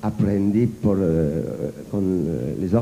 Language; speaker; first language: Spanish; non-native, learner; French